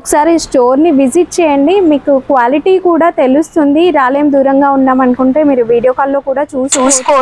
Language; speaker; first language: Telugu; native; Telugu